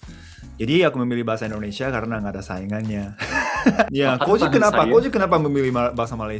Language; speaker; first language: Indonesian; non-native, fluent; Japanese